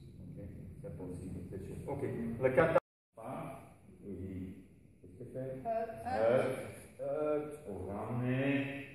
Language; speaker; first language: French; non-native, learner; Dutch